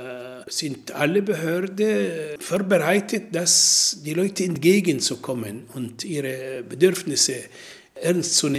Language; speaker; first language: German; non-native, learner; Arabic